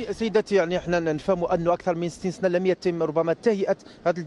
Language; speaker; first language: Arabic; native; Arabic